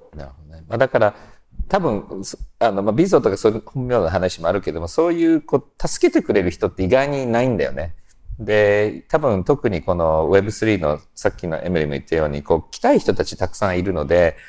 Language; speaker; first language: Japanese; early bilingual, heritage; Japanese